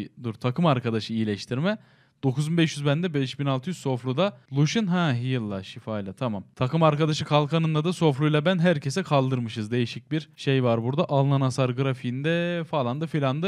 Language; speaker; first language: Turkish; native; Turkish